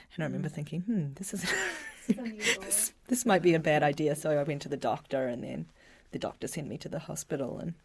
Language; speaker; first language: English; native; English